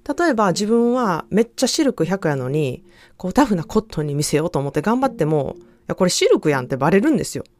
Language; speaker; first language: Japanese; native; Japanese